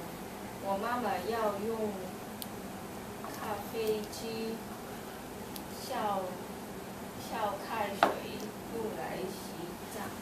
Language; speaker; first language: Chinese; non-native, learner; English